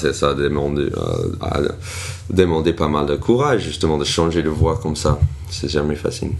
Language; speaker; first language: French; non-native, fluent; English